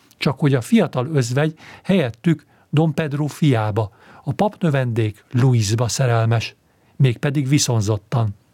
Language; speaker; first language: Hungarian; native; Hungarian